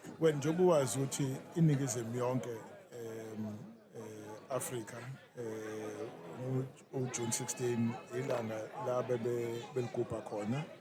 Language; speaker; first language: Zulu; native; Zulu